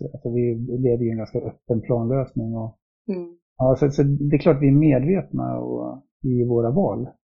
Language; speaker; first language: Swedish; native; Swedish